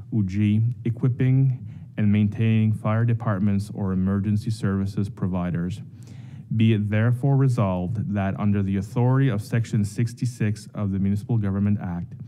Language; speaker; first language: English; non-native, local second language; French